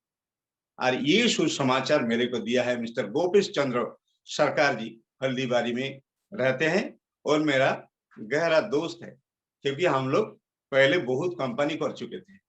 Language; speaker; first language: Hindi; non-native, local second language; Bangla